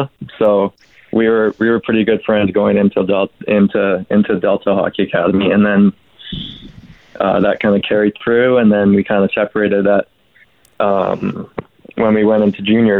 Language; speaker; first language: English; native; English